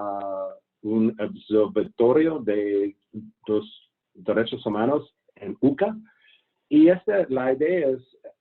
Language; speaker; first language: Spanish; non-native, fluent; English